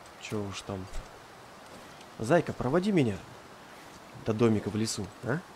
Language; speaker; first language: Russian; native; Russian